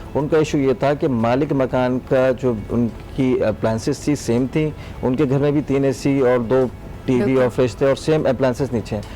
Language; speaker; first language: Urdu; native; Urdu